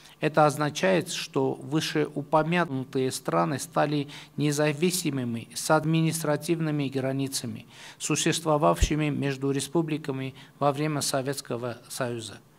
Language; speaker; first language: Russian; non-native, local second language; Armenian